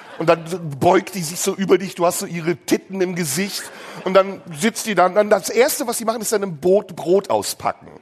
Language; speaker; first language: German; early bilingual, other home language; Turkish